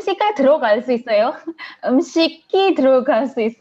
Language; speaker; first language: Korean; non-native, fluent; Indonesian